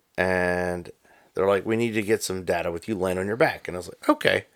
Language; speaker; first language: English; native; English